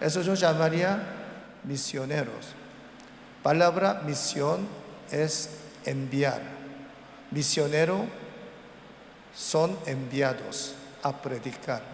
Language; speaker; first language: Spanish; non-native, learner; Korean